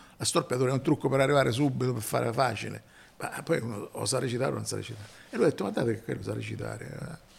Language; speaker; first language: Italian; native; Italian